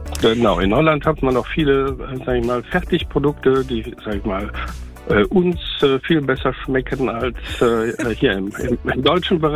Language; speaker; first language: German; native; German